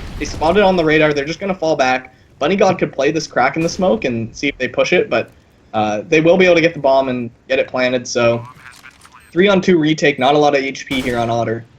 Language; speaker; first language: English; native; English